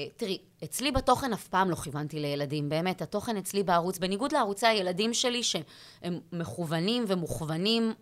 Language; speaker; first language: Hebrew; native; Hebrew